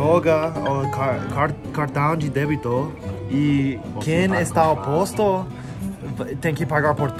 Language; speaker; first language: Portuguese; non-native, learner; English